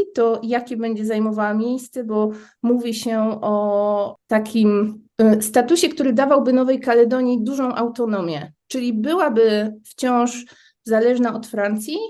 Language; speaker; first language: Polish; native; Polish